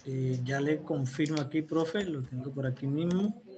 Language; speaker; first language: Spanish; native; Spanish